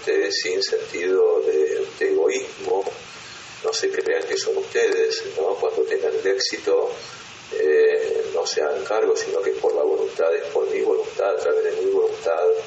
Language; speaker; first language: Spanish; native; Spanish